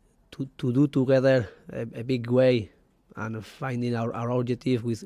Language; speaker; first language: English; non-native, learner; Spanish